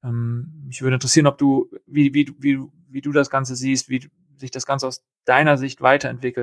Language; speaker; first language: German; native; German